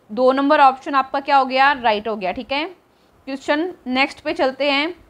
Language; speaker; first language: Hindi; native; Hindi